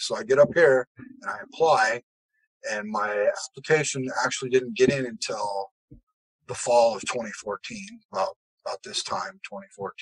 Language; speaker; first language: English; native; English